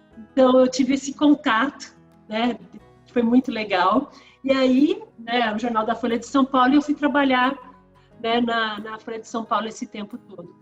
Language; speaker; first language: Portuguese; early bilingual, other home language; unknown